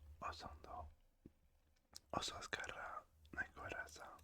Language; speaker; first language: Basque; non-native, learner; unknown